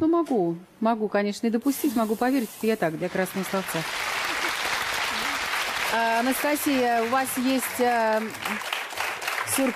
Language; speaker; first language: Russian; native; Russian